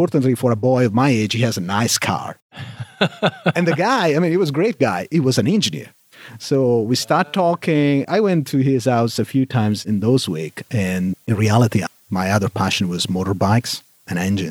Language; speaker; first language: English; non-native, fluent; Italian